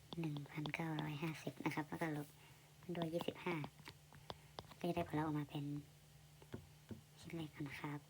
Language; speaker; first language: Thai; native; Thai